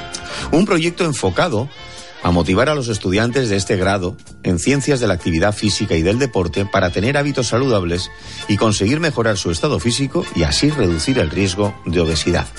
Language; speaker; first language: Spanish; native; Spanish